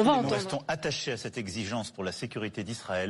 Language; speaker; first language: French; native; French